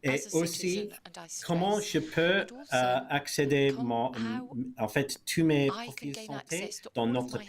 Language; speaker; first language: French; early bilingual, heritage; English